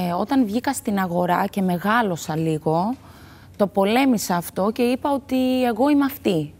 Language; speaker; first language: Greek; early bilingual, other home language; Albanian